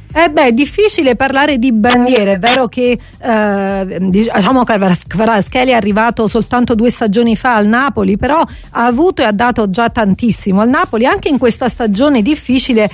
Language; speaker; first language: Italian; native; Italian